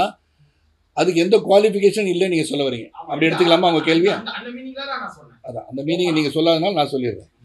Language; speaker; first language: Tamil; native; Tamil